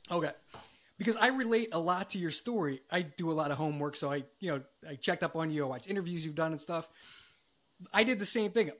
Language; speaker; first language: English; native; English